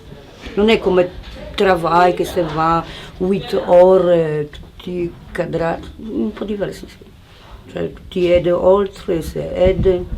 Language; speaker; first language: Italian; non-native, learner; Polish